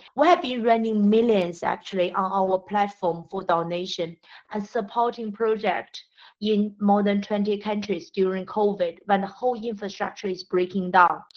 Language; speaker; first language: English; non-native, fluent; Chinese